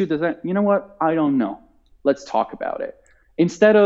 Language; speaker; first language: English; non-native, fluent; Italian